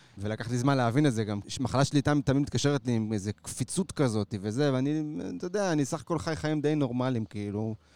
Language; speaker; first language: Hebrew; native; Hebrew